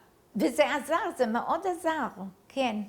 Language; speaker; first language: Hebrew; early bilingual, other home language; Arabic